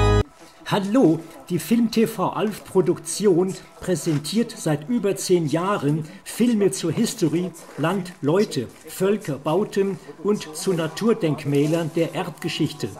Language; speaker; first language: German; native; German